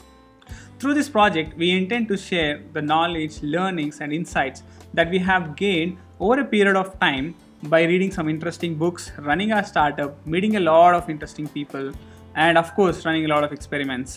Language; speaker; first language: English; non-native, local second language; Telugu